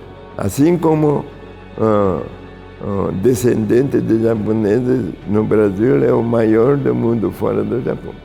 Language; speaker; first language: Portuguese; early bilingual, other home language; Japanese